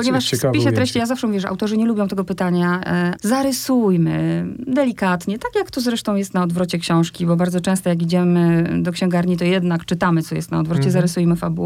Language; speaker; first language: Polish; native; Polish